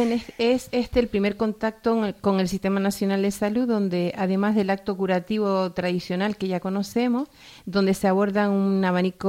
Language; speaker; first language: Spanish; native; Spanish